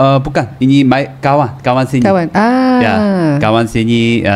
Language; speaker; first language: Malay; non-native, learner; Korean